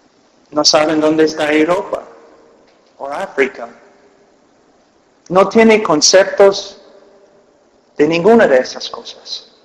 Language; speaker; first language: Spanish; non-native, fluent; English